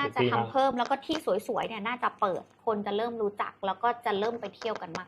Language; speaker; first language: Thai; native; Thai